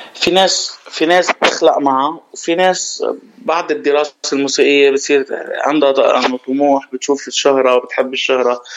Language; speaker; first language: Arabic; native; Arabic